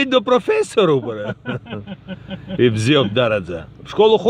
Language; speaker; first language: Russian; non-native, local second language; Abkhazian